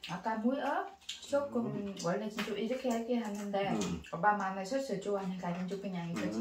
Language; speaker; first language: Korean; non-native, learner; Vietnamese